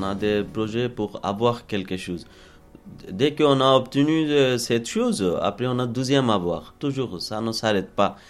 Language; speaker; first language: French; non-native, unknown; Bangla